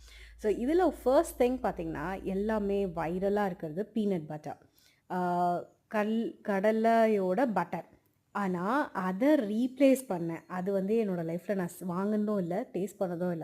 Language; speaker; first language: Tamil; native; Tamil